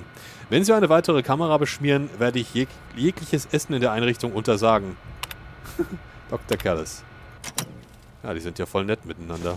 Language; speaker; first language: German; native; German